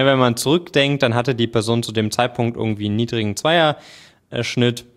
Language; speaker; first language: German; native; German